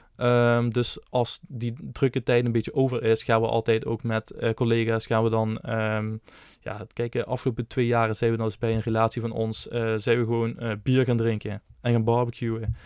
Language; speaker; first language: Dutch; native; Dutch